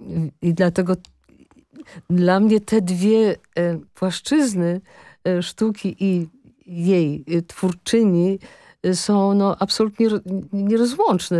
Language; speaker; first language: Polish; native; Polish